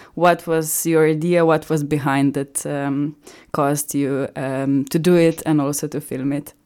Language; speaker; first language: English; non-native, fluent; Slovenian